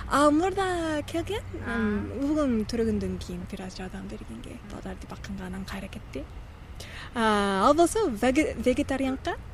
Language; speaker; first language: Kyrgyz; non-native, fluent; English